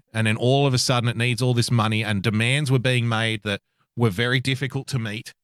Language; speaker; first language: English; native; English